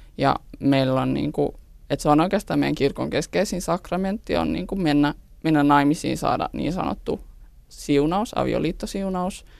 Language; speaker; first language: Finnish; native; Finnish